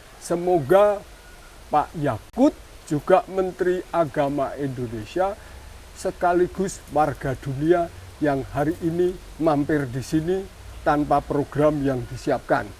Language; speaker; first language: Indonesian; non-native, local second language; Javanese